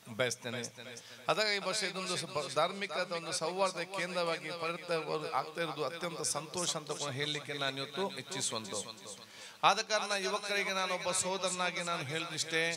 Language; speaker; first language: Kannada; non-native, local second language; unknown